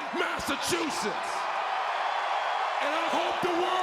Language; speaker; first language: English; native; English